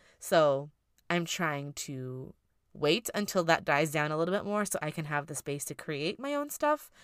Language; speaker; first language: English; native; English